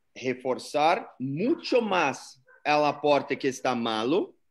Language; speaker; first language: Spanish; non-native, learner; Portuguese